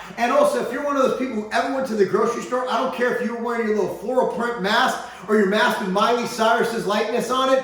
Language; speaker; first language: English; native; English